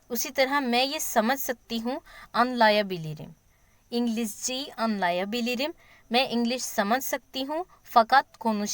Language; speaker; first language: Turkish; non-native, learner; Urdu